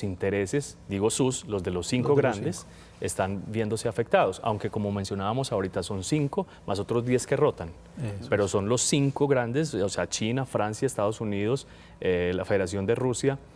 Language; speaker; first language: Spanish; native; Spanish